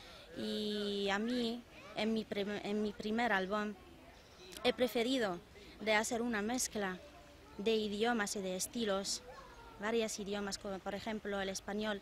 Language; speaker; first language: Spanish; non-native, fluent; Arabic